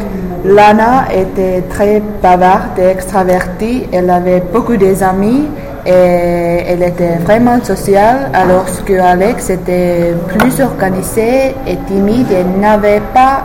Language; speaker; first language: French; non-native, learner; English